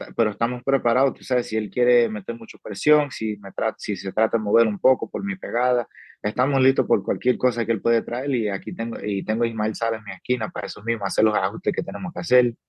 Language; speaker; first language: Spanish; early bilingual, heritage; Spanish